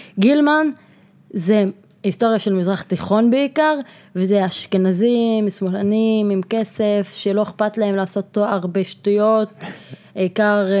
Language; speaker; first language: Hebrew; non-native, local second language; Arabic